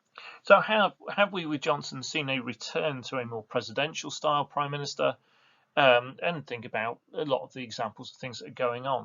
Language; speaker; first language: English; native; English